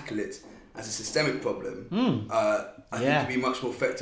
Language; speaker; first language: English; native; English